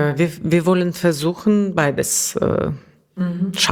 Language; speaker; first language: German; non-native, learner; Russian